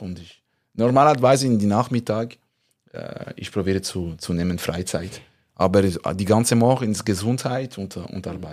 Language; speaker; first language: German; non-native, local second language; French